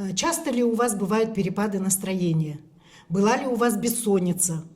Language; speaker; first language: Russian; non-native, local second language; Kazakh